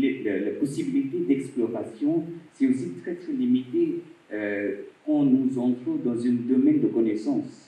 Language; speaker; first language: French; non-native, fluent; Bangla